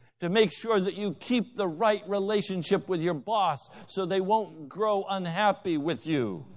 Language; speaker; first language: English; native; English